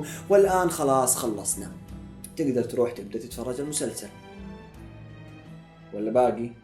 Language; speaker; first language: Arabic; native; Arabic